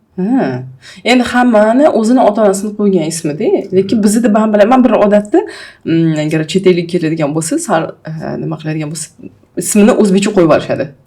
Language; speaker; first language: Uzbek; native; Uzbek